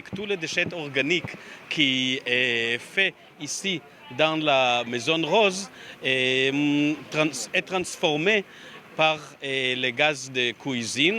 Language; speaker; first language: French; non-native, learner; Hebrew